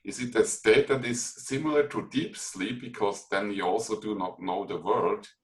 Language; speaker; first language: English; non-native, fluent; German